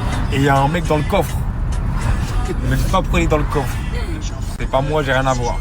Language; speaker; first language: French; native; French